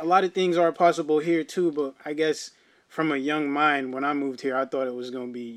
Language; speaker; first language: English; early bilingual, other home language; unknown